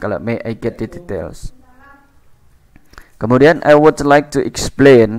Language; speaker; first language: English; non-native, fluent; Indonesian